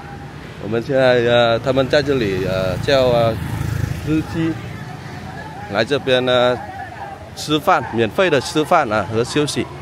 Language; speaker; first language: Chinese; non-native, fluent; Vietnamese